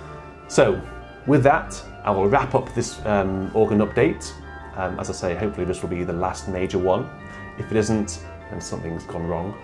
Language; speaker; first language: English; native; English